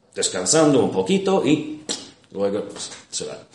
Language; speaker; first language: Spanish; non-native, fluent; English